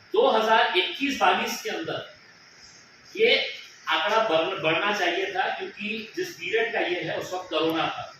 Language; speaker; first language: Hindi; non-native, local second language; Marathi